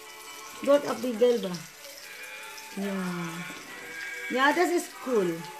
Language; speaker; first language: German; non-native, learner; Cebuano